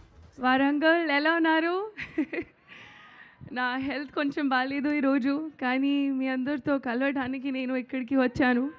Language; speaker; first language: Telugu; non-native, local second language; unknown